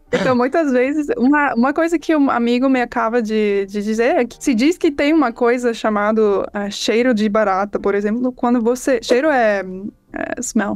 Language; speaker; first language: Portuguese; non-native, fluent; English